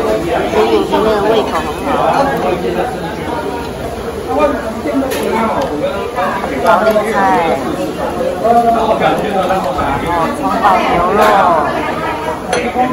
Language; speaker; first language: Chinese; native; Chinese